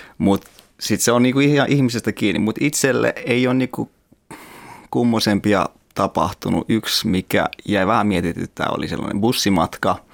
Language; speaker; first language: Finnish; early bilingual, other home language; Persian